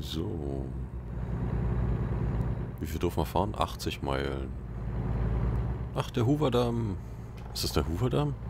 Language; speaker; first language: German; native; German